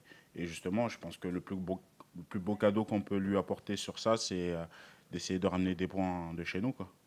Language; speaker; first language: French; native; French